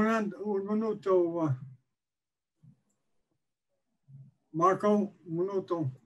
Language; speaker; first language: Spanish; non-native, learner; English